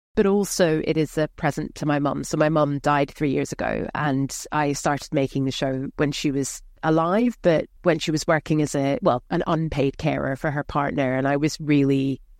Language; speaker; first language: English; native; English